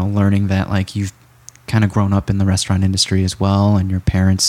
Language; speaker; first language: English; native; English